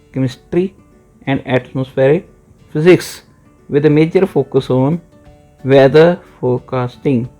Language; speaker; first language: English; non-native, local second language; Punjabi